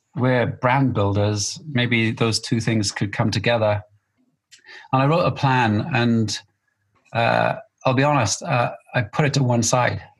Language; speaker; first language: English; native; English